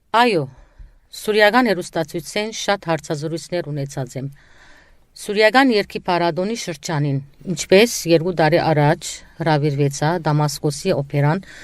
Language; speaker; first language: Armenian; early bilingual, heritage; Armenian